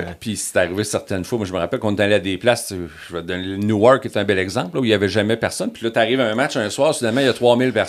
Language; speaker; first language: French; native; French